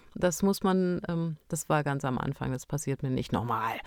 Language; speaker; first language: German; early bilingual, other home language; Romanian